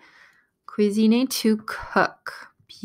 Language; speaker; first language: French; non-native, fluent; English